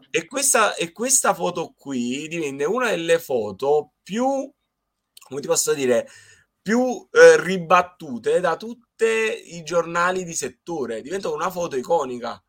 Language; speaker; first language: Italian; native; Italian